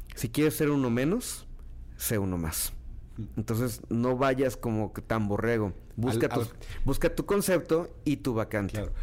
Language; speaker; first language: Spanish; native; Spanish